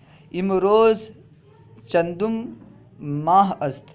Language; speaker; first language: Persian; non-native, fluent; Urdu